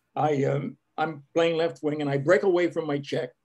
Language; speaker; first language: English; native; English